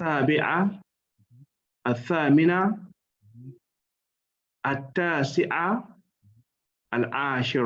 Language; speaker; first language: Arabic; non-native, learner; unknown